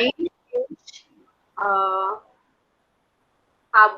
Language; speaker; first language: German; non-native, learner; Marathi